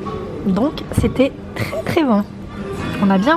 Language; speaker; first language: French; native; French